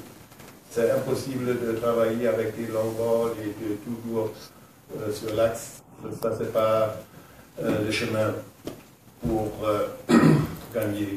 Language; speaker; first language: French; non-native, fluent; German